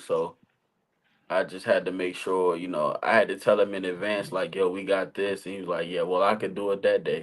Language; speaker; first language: English; native; English